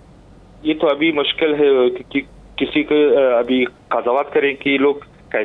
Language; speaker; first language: Hindi; non-native, learner; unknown